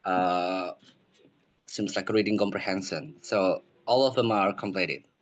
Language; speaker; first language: English; non-native, learner; Indonesian